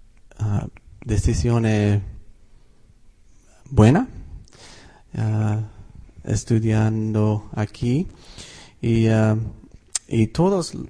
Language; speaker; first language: Spanish; non-native, fluent; English